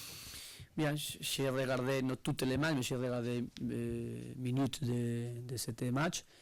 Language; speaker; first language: French; non-native, learner; Spanish